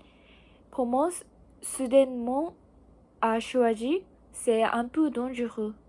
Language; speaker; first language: French; non-native, learner; Japanese